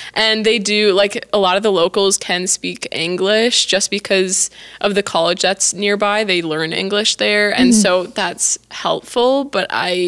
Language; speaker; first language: English; native; English